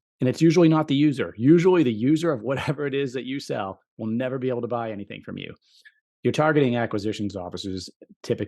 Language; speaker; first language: English; native; English